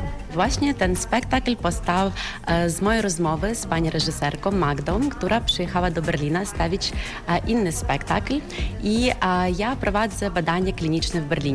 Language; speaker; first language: Polish; non-native, fluent; Ukrainian